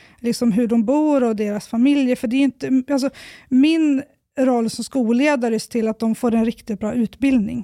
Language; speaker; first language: Swedish; native; Swedish